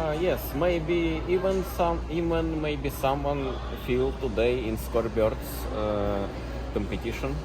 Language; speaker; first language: English; non-native, learner; Russian